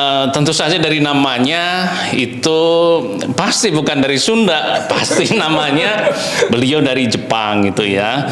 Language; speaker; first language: Indonesian; native; Indonesian